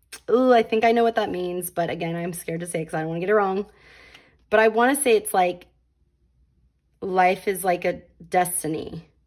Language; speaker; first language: English; native; English